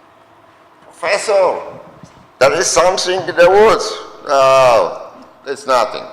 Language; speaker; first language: English; non-native, fluent; Polish